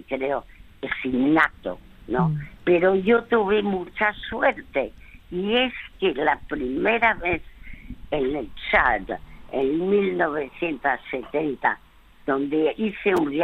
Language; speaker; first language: Spanish; early bilingual, other home language; French